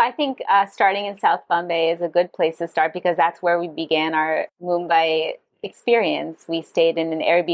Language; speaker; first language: English; non-native, fluent; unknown